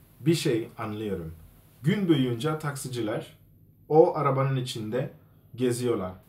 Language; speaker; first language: Turkish; non-native, fluent; Swahili